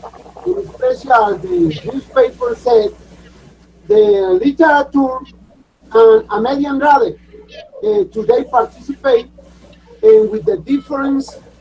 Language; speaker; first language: English; non-native, learner; Spanish